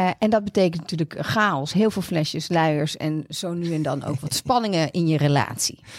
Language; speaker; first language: Dutch; native; Dutch